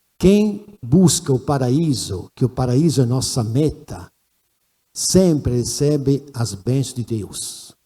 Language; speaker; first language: Portuguese; non-native, fluent; Italian